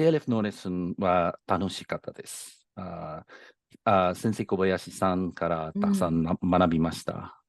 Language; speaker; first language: Japanese; non-native, learner; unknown